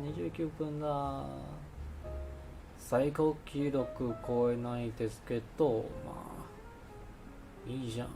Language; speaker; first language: Japanese; non-native, learner; Chinese